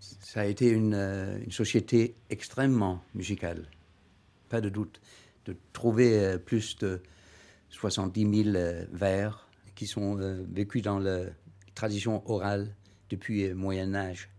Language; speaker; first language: French; non-native, learner; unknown